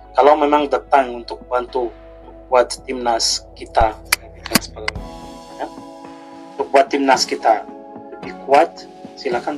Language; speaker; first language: Indonesian; non-native, learner; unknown